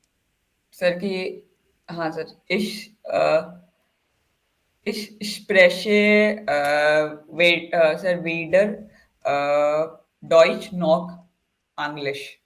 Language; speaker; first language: German; non-native, learner; Hindi